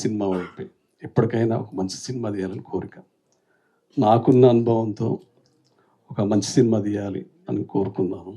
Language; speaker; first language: Telugu; native; Telugu